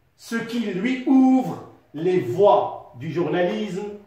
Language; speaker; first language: French; non-native, local second language; Arabic